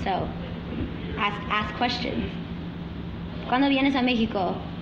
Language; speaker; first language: Spanish; early bilingual, heritage; Spanish